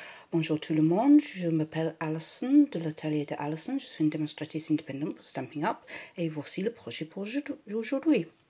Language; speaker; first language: French; non-native, fluent; English